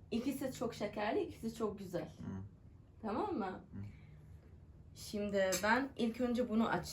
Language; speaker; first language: Turkish; non-native, learner; Arabic